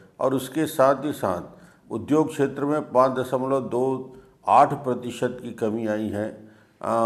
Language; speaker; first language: Hindi; native; Hindi